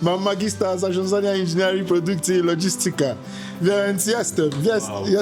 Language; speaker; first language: Polish; non-native, learner; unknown